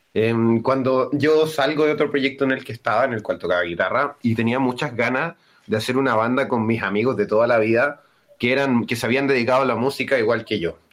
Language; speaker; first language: Spanish; native; Spanish